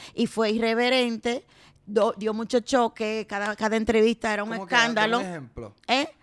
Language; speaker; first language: Spanish; native; Spanish